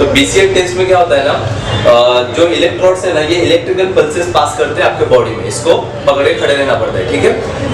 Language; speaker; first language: Hindi; native; Hindi